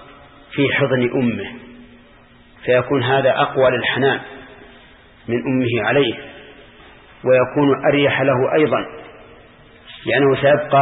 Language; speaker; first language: Arabic; native; Arabic